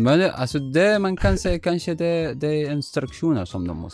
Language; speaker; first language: Swedish; non-native, learner; Arabic